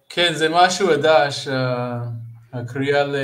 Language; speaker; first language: Hebrew; non-native, fluent; English